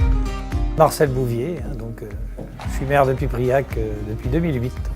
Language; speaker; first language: French; native; French